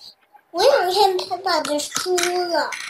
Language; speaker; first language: Chinese; early bilingual, heritage; Chinese